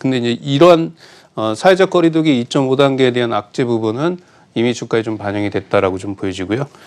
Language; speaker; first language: Korean; native; Korean